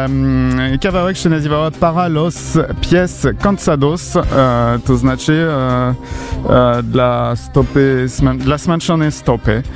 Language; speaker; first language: Polish; non-native, learner; French